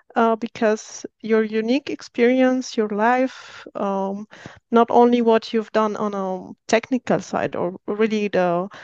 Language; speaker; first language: English; non-native, fluent; Arabic